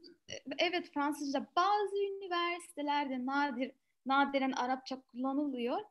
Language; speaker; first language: Turkish; non-native, fluent; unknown